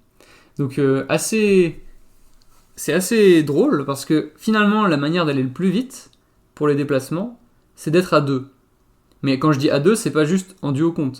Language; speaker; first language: French; native; French